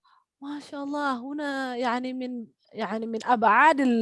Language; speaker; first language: Arabic; non-native, fluent; Indonesian